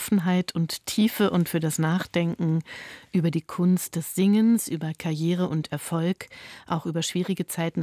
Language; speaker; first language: German; native; German